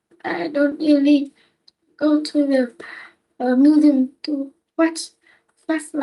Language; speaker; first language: English; non-native, learner; Vietnamese